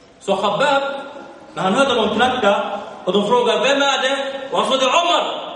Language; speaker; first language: Swedish; early bilingual, other home language; Arabic